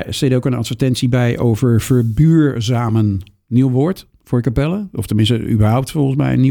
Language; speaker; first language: Dutch; native; Dutch